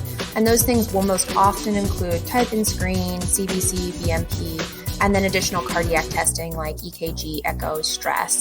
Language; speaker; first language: English; native; English